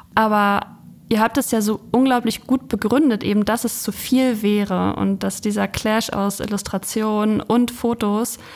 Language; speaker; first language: German; native; German